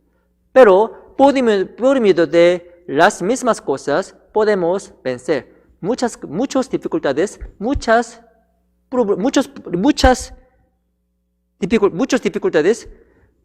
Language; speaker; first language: Spanish; non-native, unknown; Korean